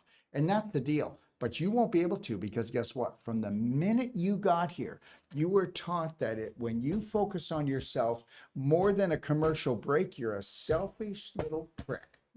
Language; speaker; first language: English; native; English